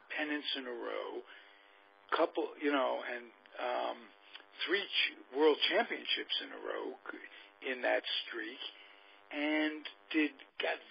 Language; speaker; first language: English; native; English